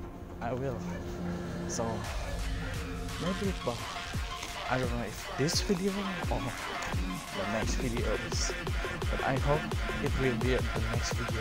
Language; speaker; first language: English; non-native, learner; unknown